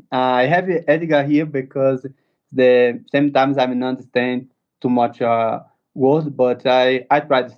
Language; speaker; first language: English; non-native, learner; Portuguese